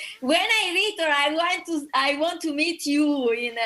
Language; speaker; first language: English; non-native, learner; Italian